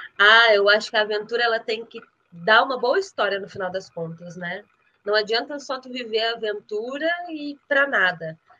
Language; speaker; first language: Portuguese; native; Portuguese